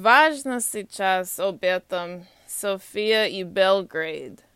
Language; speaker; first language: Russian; non-native, learner; English